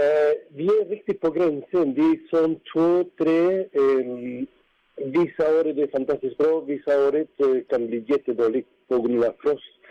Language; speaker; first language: Swedish; non-native, fluent; Spanish